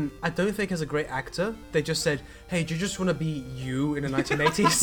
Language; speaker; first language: English; native; English